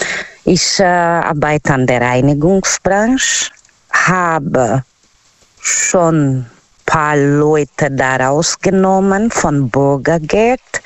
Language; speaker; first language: German; non-native, learner; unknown